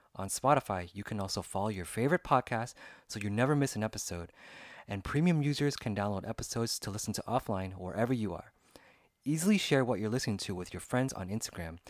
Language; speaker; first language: English; early bilingual, other home language; Vietnamese